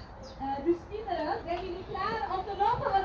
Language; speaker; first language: Dutch; non-native, learner; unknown